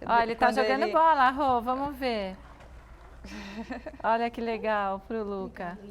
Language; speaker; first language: Portuguese; native; Portuguese